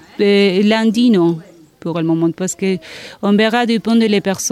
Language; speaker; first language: French; non-native, learner; Spanish